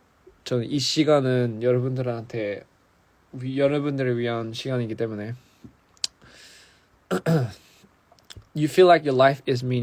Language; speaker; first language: Korean; early bilingual, heritage; English